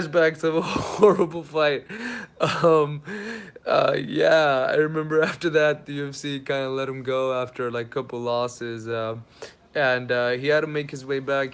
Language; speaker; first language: English; native; English